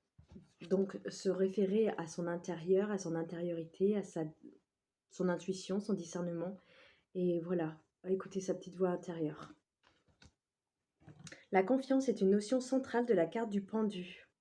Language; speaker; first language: French; native; French